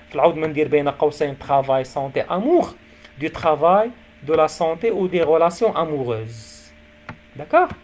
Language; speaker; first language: French; non-native, local second language; Arabic